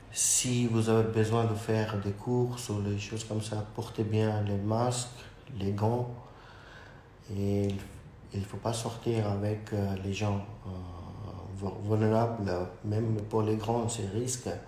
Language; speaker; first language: French; non-native, learner; Urdu